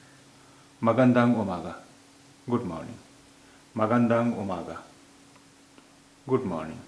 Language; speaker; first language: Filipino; non-native, fluent; Hindi